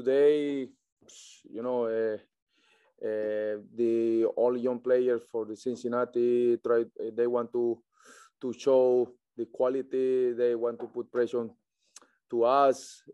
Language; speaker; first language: English; non-native, learner; Spanish